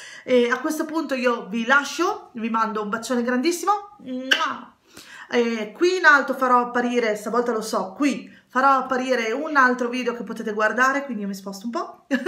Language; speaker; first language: Italian; native; Italian